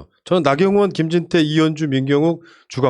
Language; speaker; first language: Korean; native; Korean